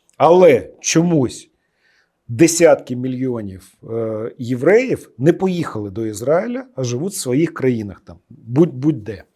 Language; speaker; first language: Ukrainian; non-native, local second language; Russian